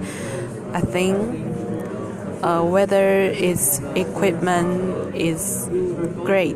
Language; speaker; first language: English; non-native, learner; Chinese